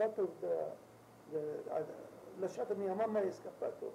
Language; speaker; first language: Italian; non-native, local second language; Arabic